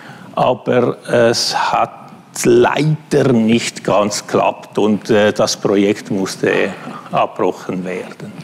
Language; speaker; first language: German; non-native, fluent; Italian